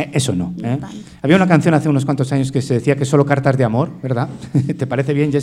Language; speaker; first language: Spanish; native; Spanish